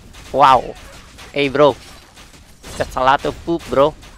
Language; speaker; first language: English; non-native, local second language; Filipino